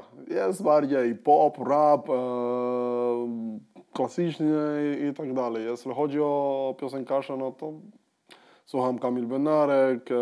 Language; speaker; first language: Polish; non-native, fluent; Spanish